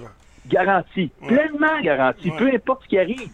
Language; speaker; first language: French; native; French